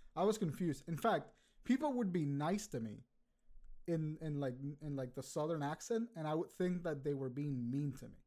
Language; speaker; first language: English; early bilingual, other home language; Spanish